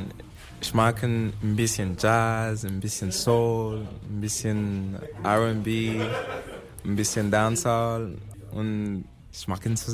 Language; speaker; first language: German; non-native, learner; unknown